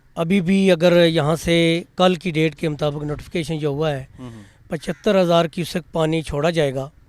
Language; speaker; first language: Urdu; non-native, local second language; Pahari-Potwari